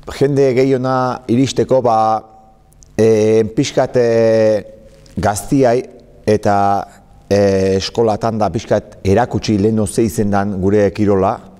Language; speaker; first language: Basque; native; Basque